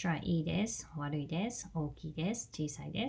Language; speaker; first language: Japanese; non-native, fluent; English